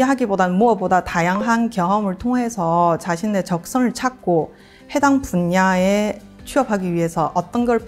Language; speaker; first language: Korean; non-native, fluent; Chinese